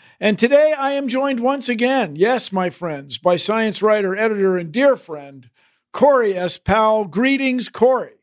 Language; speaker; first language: English; native; English